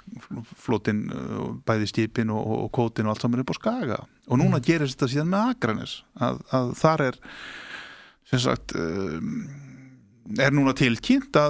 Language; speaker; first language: Icelandic; native; Icelandic